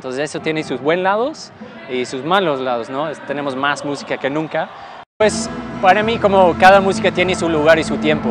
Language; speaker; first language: Spanish; non-native, fluent; English